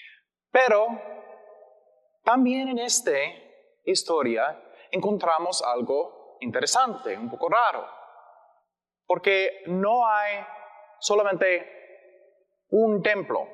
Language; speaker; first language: Spanish; non-native, learner; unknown